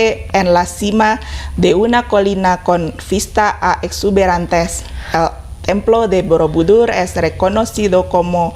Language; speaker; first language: Spanish; non-native, fluent; Indonesian